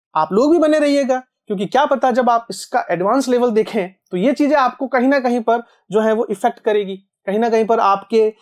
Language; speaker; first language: Hindi; native; Hindi